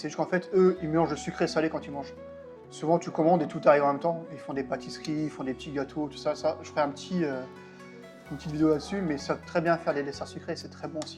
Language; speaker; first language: French; native; French